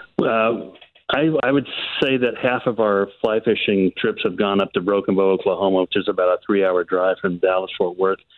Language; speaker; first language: English; native; English